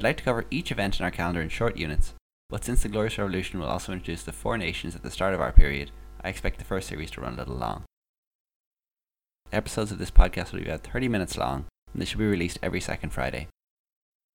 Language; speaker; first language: English; native; English